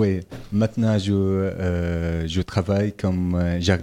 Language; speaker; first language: French; non-native, learner; Arabic